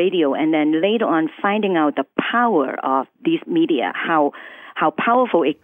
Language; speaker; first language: English; non-native, local second language; Cantonese